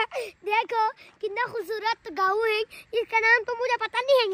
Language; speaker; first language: Hindi; non-native, local second language; Khowar